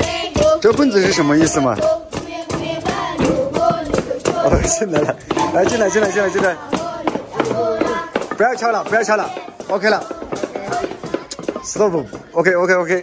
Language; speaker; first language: Chinese; native; Chinese